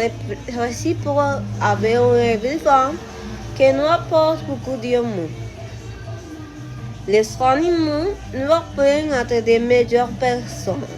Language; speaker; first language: French; non-native, learner; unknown